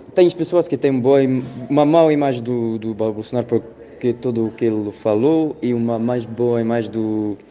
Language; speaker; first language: Portuguese; non-native, fluent; French